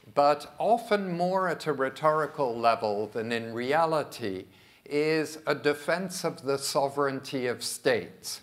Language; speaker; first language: English; early bilingual, other home language; French